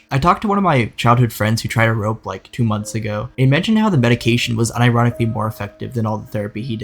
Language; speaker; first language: English; native; English